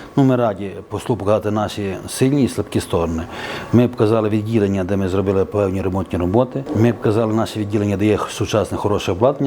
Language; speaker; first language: Ukrainian; native; Ukrainian